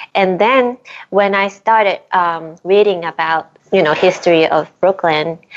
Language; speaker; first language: English; non-native, fluent; Japanese